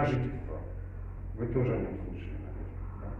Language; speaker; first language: Russian; native; Russian